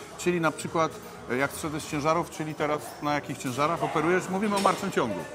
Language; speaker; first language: Polish; native; Polish